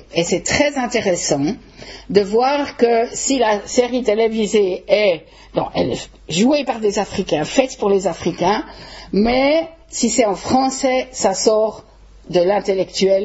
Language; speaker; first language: French; native; French